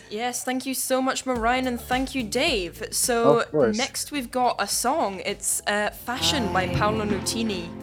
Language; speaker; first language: English; native; English